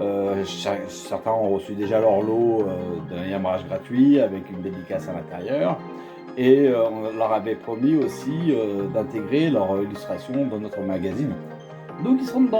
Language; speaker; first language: French; native; French